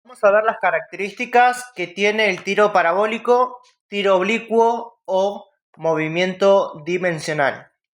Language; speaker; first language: Spanish; native; Spanish